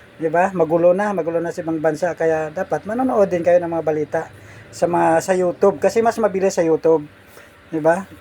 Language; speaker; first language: Filipino; native; Filipino